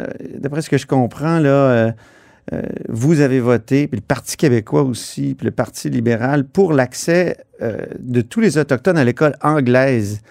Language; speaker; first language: French; native; French